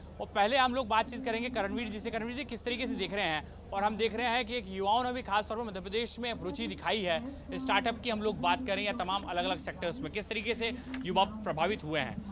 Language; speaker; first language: Hindi; native; Hindi